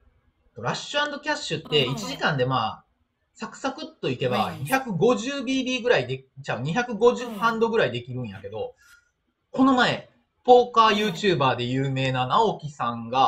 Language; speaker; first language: Japanese; native; Japanese